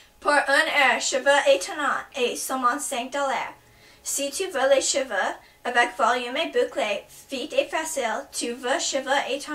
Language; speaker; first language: French; non-native, learner; English